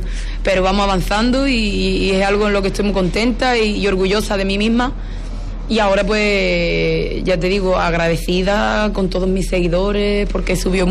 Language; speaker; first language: Spanish; native; Spanish